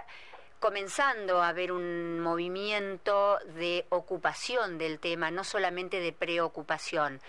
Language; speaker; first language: Spanish; native; Spanish